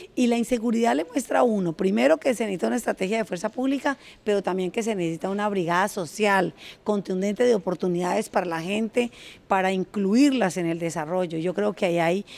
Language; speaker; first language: Spanish; native; Spanish